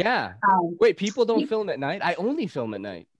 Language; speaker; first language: English; native; English